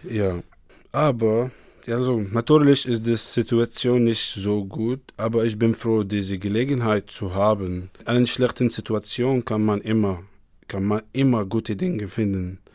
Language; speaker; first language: German; non-native, learner; Arabic